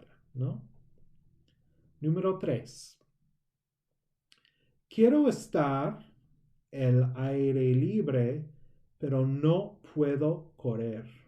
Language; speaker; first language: Spanish; non-native, fluent; English